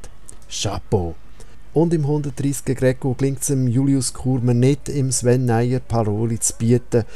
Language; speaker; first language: German; native; German